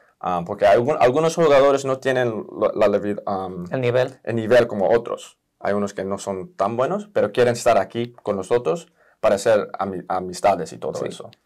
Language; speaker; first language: Spanish; early bilingual, heritage; Spanish